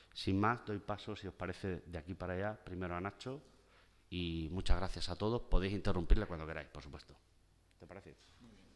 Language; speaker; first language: Spanish; native; Spanish